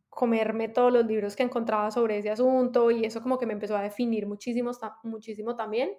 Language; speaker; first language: Spanish; native; Spanish